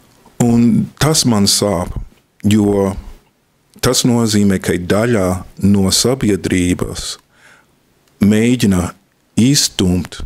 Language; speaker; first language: Latvian; non-native, fluent; English